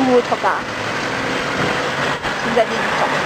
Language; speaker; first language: French; native; French